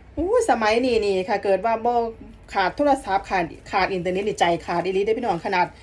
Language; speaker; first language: Thai; non-native, local second language; Northeastern Thai